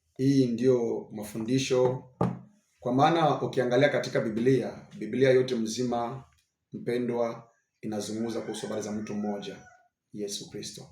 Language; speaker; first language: Swahili; native; Swahili